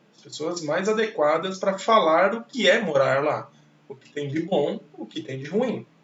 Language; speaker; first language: Portuguese; native; Portuguese